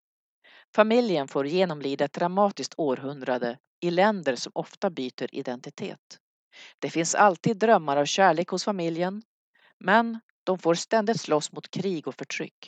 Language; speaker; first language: Swedish; native; Swedish